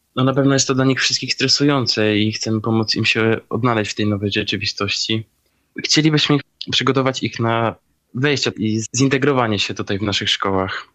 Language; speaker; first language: Polish; native; Polish